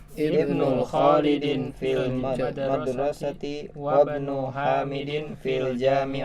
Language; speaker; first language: Arabic; non-native, learner; Indonesian